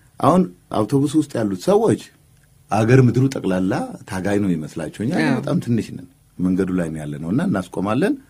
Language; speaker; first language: Amharic; non-native, local second language; Tigrinya